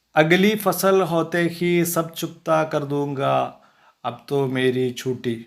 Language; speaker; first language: Hindi; non-native, local second language; Malayalam